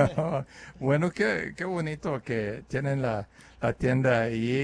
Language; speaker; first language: Spanish; early bilingual, other home language; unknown